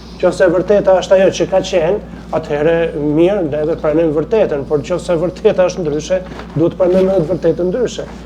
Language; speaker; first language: Albanian; native; Albanian